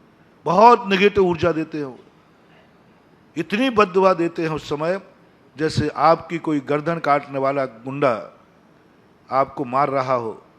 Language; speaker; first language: Hindi; native; Hindi